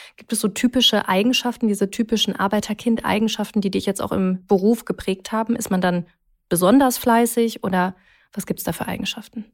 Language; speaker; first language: German; native; German